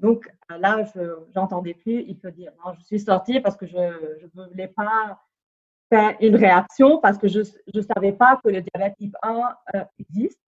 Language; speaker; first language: French; non-native, fluent; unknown